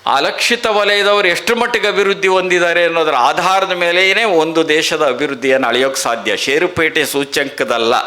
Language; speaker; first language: Kannada; native; Kannada